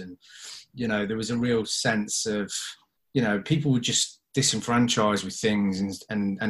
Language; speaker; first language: English; native; English